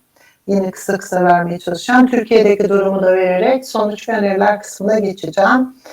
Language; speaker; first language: Turkish; native; Turkish